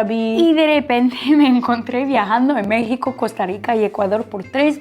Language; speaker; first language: Portuguese; early bilingual, heritage; Portuguese